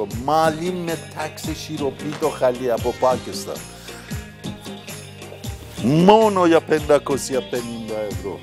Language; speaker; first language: Greek; non-native, fluent; Persian